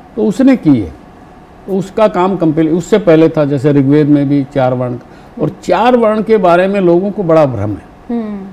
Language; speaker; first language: Hindi; native; Hindi